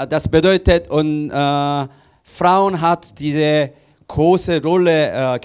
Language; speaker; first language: German; non-native, learner; Korean